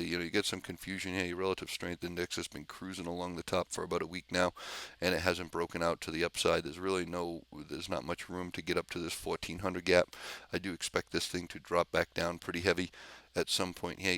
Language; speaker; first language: English; native; English